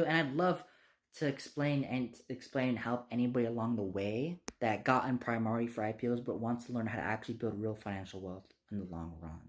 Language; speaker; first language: English; native; English